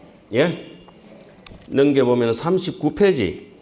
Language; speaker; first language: Korean; native; Korean